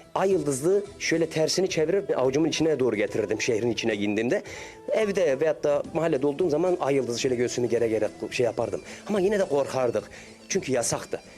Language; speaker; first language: Turkish; early bilingual, heritage; Arabic